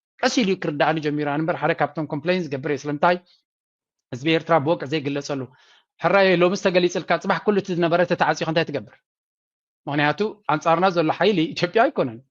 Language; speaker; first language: Tigrinya; native; Tigrinya